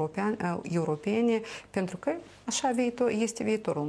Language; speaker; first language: Romanian; non-native, local second language; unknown